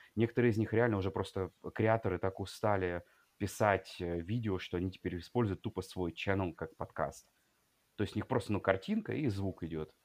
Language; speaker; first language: Russian; native; Russian